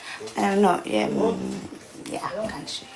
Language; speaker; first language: Norwegian; non-native, learner; Amharic